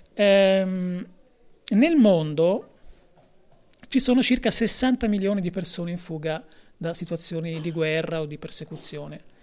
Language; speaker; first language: Italian; native; Italian